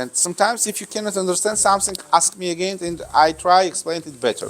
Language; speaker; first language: English; non-native, learner; Georgian